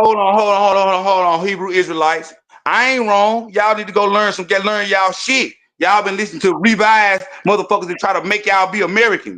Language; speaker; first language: English; native; English